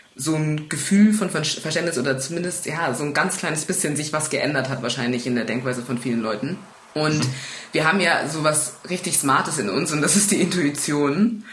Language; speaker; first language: German; native; German